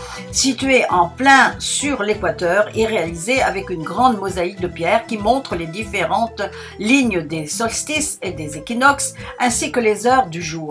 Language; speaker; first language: French; native; French